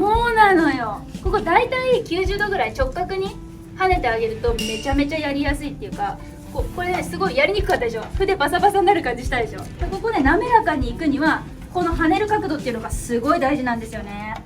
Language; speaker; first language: Japanese; native; Japanese